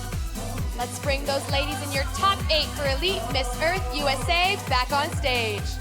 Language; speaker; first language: English; native; English